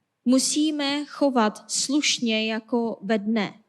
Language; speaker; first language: Czech; non-native, fluent; Korean